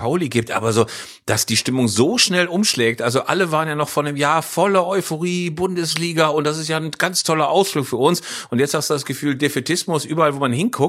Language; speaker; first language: German; native; German